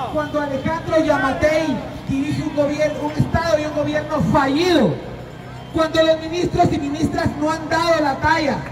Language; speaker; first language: Spanish; native; Spanish